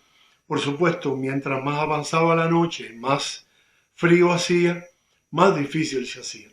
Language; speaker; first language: Spanish; native; Spanish